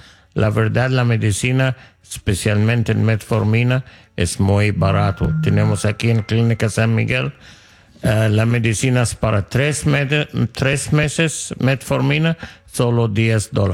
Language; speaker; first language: Spanish; non-native, fluent; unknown